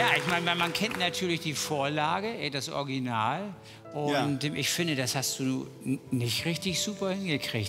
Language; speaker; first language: German; native; German